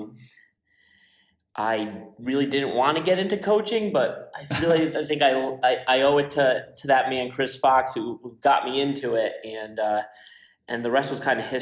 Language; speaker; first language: English; native; English